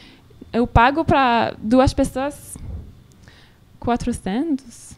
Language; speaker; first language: Portuguese; non-native, learner; French